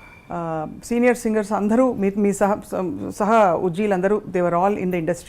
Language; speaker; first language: Telugu; native; Telugu